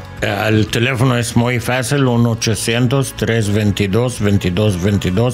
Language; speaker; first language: Spanish; non-native, learner; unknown